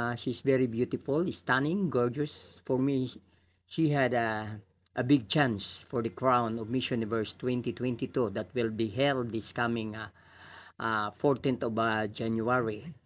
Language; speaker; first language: English; non-native, local second language; Filipino